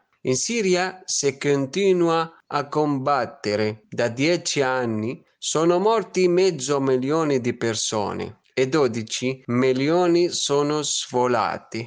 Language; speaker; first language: Italian; non-native, fluent; Arabic